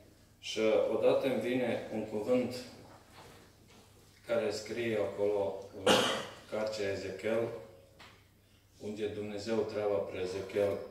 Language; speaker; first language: Romanian; non-native, learner; Serbian